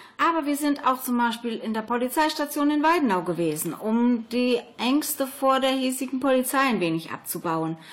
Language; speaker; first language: German; native; German